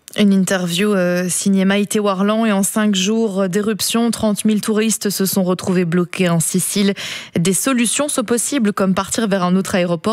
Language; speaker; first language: French; native; French